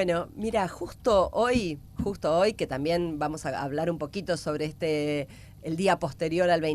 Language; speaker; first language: Spanish; native; Spanish